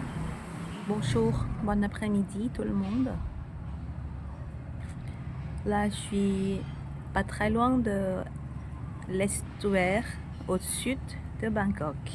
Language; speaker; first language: French; non-native, fluent; Thai